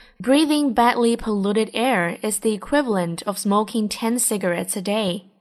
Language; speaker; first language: English; non-native, fluent; Chinese